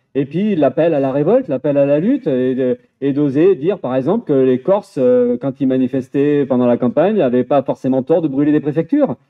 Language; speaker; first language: French; native; French